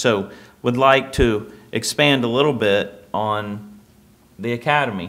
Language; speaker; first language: English; native; English